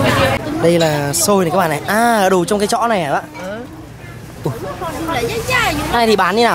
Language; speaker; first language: Vietnamese; native; Vietnamese